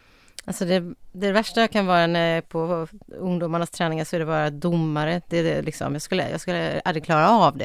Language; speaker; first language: Swedish; native; Swedish